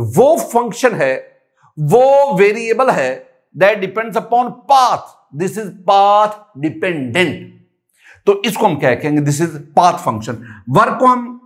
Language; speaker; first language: Urdu; non-native, local second language; Punjabi